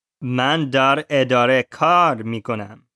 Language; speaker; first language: Persian; non-native, learner; English